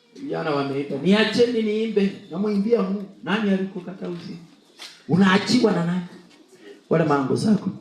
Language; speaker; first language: Swahili; non-native, local second language; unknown